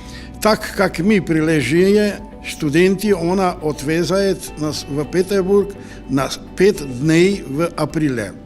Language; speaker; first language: Russian; non-native, learner; Slovenian